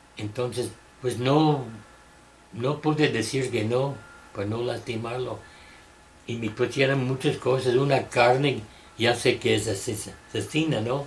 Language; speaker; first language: Spanish; non-native, fluent; English